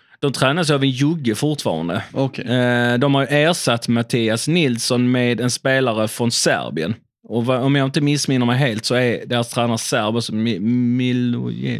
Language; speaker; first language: Swedish; native; Swedish